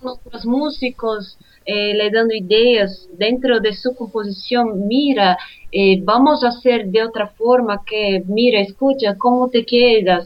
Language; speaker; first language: Spanish; non-native, fluent; Portuguese